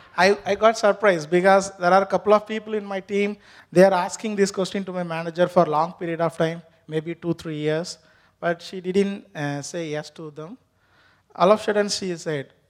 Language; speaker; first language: English; non-native, local second language; Tamil